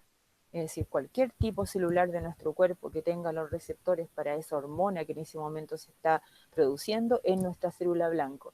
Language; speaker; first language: Spanish; native; Spanish